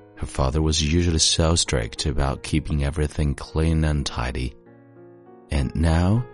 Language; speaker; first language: English; non-native, fluent; Chinese